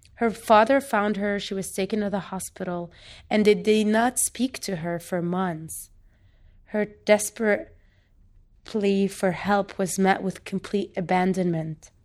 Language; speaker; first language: English; non-native, fluent; Arabic